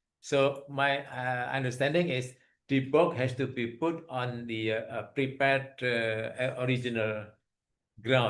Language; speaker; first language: English; non-native, learner; Indonesian